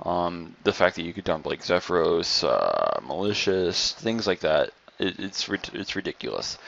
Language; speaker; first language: English; native; English